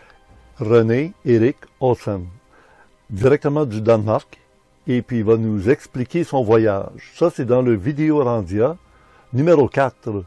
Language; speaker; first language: French; native; French